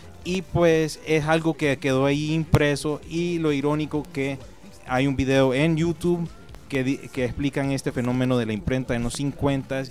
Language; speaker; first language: Spanish; native; Spanish